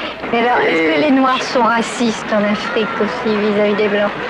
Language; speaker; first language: French; native; French